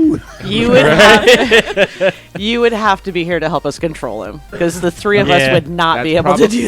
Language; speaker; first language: English; native; English